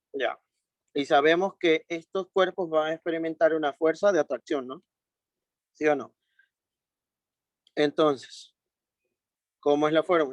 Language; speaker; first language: Spanish; native; Spanish